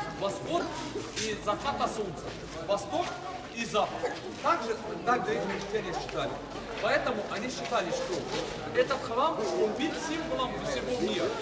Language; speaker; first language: Russian; non-native, learner; Arabic